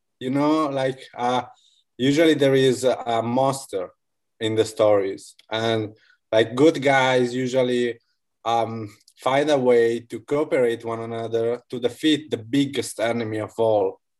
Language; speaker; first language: English; non-native, fluent; Italian